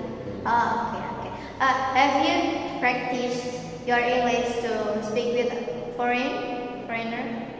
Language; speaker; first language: English; non-native, learner; Indonesian